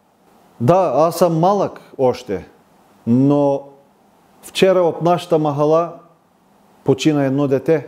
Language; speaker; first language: Bulgarian; non-native, local second language; Turkish